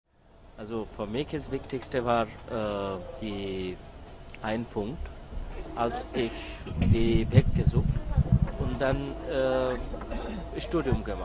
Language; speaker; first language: German; non-native, learner; Bangla